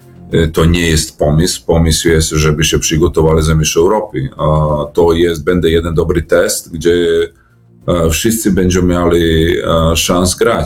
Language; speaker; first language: Polish; non-native, learner; Serbian